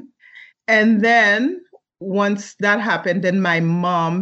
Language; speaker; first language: English; early bilingual, other home language; French